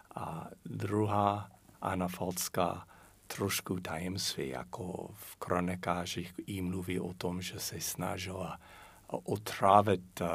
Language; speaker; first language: Czech; non-native, fluent; English